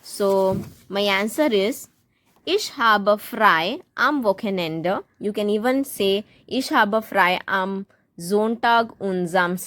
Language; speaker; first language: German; non-native, learner; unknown